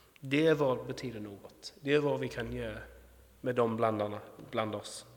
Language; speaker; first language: Swedish; non-native, fluent; English